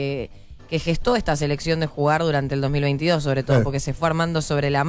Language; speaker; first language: Spanish; native; Spanish